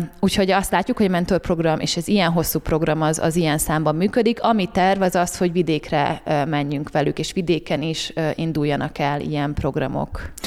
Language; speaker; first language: Hungarian; native; Hungarian